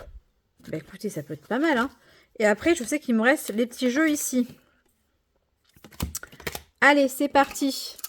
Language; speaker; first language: French; native; French